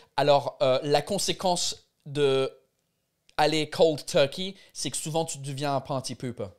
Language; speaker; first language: French; non-native, fluent; English